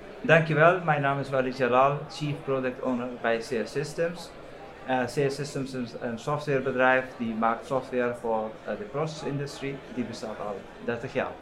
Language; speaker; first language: Dutch; non-native, fluent; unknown